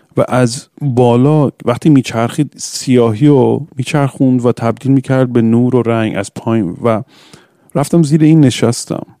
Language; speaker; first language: Persian; early bilingual, heritage; English